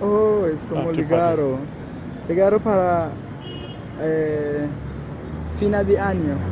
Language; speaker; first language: Spanish; non-native, learner; English